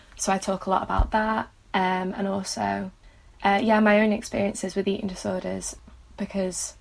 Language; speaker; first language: English; native; English